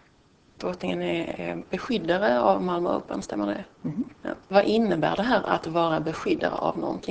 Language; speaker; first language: Swedish; native; Swedish